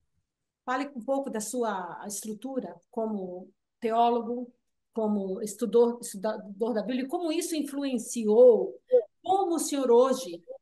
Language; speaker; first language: Portuguese; early bilingual, heritage; Portuguese